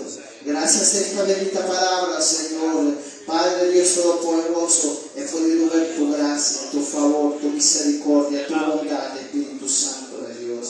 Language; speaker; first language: Spanish; native; Spanish